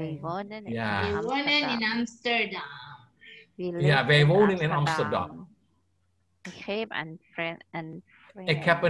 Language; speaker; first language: Dutch; non-native, learner; Indonesian